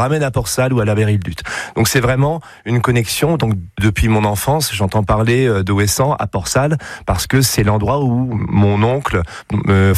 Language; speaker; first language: French; native; French